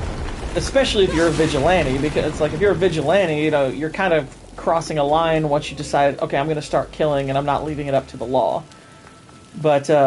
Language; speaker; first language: English; native; English